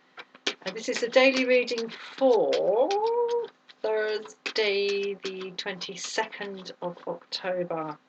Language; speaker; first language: English; native; English